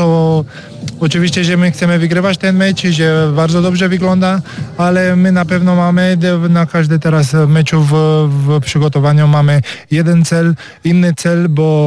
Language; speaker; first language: Polish; non-native, learner; Romanian